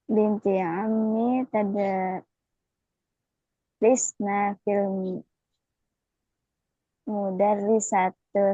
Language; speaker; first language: Arabic; non-native, learner; Indonesian